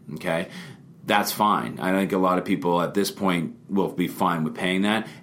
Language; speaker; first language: English; native; English